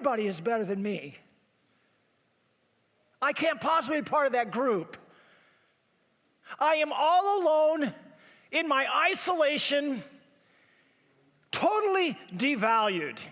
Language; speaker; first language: English; native; English